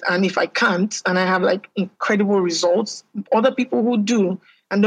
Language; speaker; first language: English; non-native, local second language; Yoruba